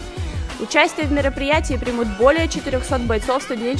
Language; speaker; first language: Russian; native; Russian